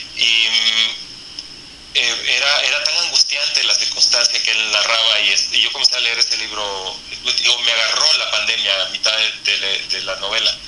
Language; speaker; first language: Spanish; native; Spanish